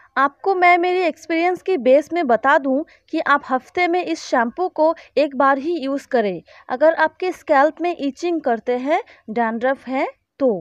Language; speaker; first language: Hindi; non-native, local second language; Bangla